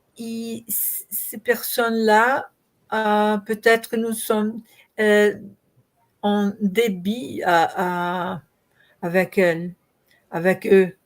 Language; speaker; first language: French; non-native, learner; Portuguese